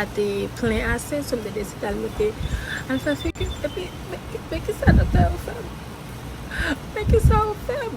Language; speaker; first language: French; non-native, learner; Haitian Creole